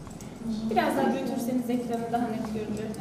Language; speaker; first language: Turkish; native; Turkish